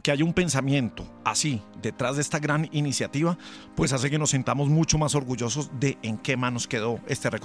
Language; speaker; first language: Spanish; native; Spanish